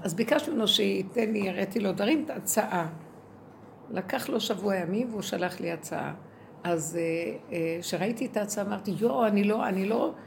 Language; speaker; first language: Hebrew; native; Hebrew